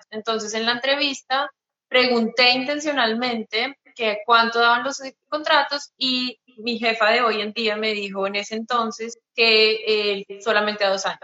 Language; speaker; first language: Spanish; native; Spanish